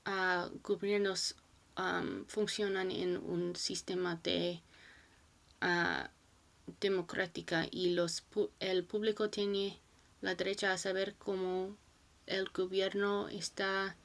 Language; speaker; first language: Spanish; non-native, learner; English